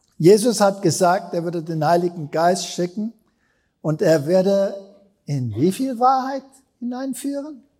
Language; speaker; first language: German; non-native, fluent; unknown